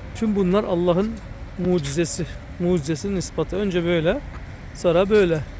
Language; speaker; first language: Turkish; early bilingual, heritage; Turkish